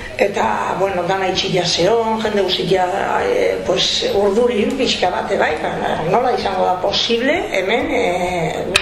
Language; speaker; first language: Basque; native; Basque